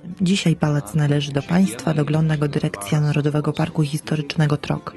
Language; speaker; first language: Polish; native; Polish